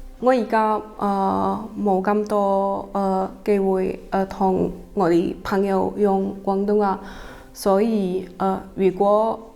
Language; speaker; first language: Cantonese; non-native, learner; Czech